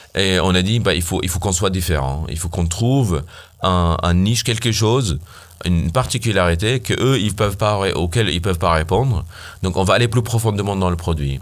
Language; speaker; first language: French; non-native, fluent; Arabic